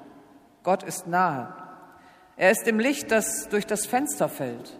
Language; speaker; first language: German; native; German